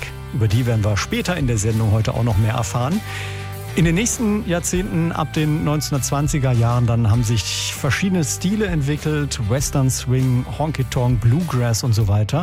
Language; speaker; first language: German; native; German